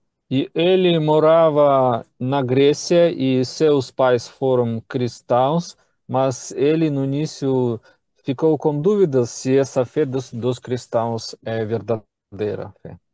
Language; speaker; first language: Portuguese; non-native, learner; Russian